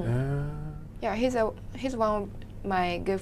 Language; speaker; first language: English; non-native, learner; Japanese